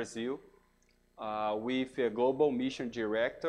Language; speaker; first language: English; non-native, learner; Portuguese